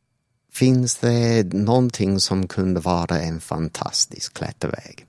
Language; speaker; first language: Swedish; non-native, fluent; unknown